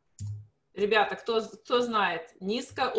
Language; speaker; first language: Russian; native; Russian